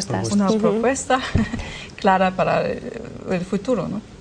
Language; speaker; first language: Spanish; non-native, learner; German